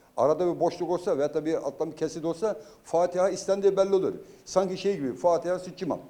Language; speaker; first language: Turkish; native; Turkish